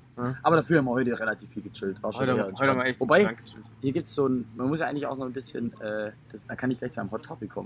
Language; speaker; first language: German; native; German